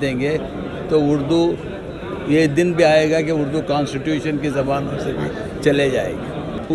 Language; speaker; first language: Urdu; native; Urdu